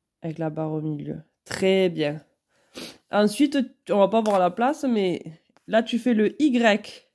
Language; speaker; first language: French; native; French